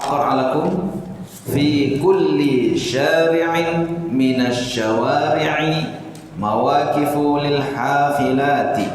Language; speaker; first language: Arabic; non-native, fluent; Indonesian